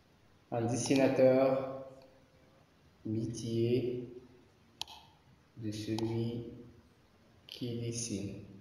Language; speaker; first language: French; non-native, local second language; Arabic